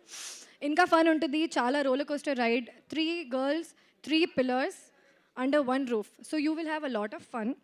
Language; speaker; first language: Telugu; non-native, learner; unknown